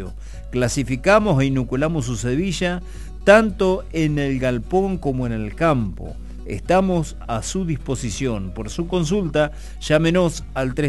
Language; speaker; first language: Spanish; native; Spanish